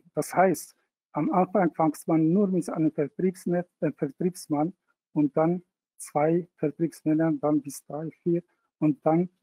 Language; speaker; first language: German; non-native, fluent; Arabic